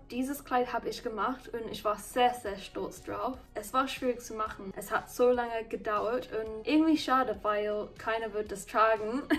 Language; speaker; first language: German; non-native, fluent; English